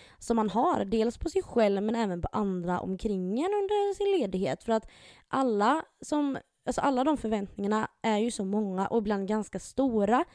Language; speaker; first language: Swedish; native; Swedish